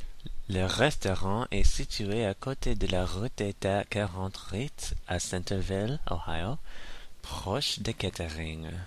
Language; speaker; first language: French; non-native, learner; English